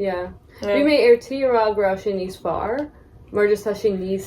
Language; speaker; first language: Irish; non-native, learner; English